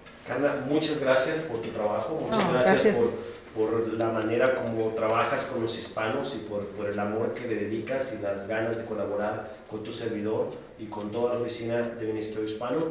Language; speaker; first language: Spanish; native; Spanish